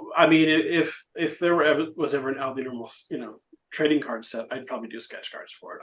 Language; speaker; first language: English; native; English